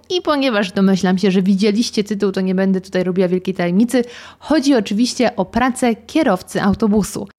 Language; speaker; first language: Polish; native; Polish